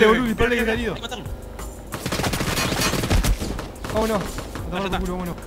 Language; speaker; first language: Spanish; native; Spanish